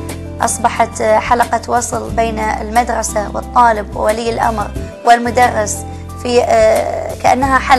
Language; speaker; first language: Arabic; native; Arabic